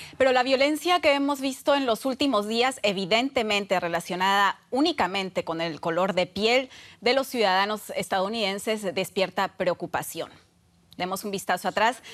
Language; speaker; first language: Spanish; native; Spanish